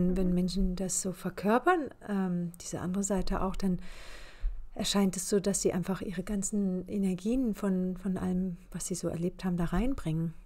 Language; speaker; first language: German; native; German